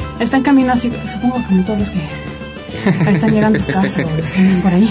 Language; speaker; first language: Spanish; native; Spanish